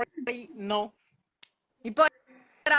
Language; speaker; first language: Malayalam; early bilingual, heritage; Malayalam